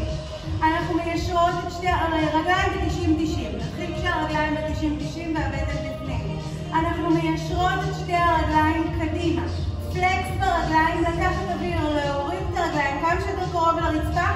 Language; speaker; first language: Hebrew; native; Hebrew